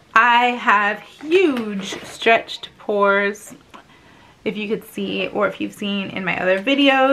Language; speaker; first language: English; native; English